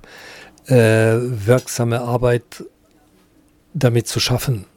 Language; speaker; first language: German; non-native, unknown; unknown